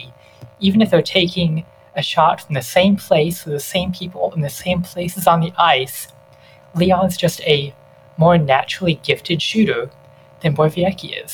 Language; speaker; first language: English; native; English